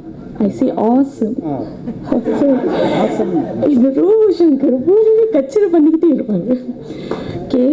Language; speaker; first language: Tamil; non-native, learner; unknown